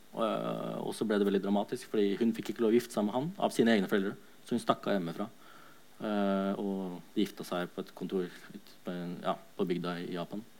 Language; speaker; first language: Norwegian; early bilingual, other home language; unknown